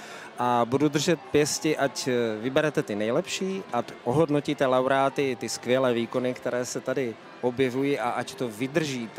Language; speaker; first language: Czech; native; Czech